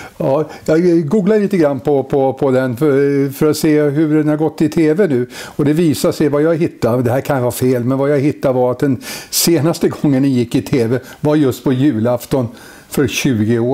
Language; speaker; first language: Swedish; native; Swedish